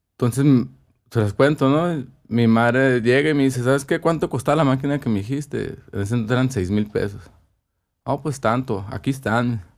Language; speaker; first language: Spanish; native; Spanish